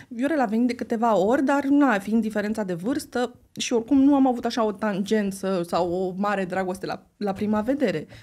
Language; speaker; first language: Romanian; native; Romanian